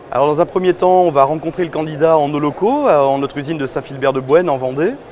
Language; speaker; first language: French; native; French